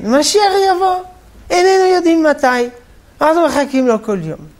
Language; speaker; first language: Hebrew; non-native, fluent; French